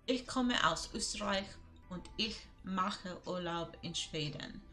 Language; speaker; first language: German; non-native, learner; English